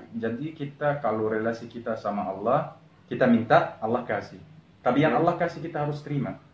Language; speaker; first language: Indonesian; non-native, fluent; Arabic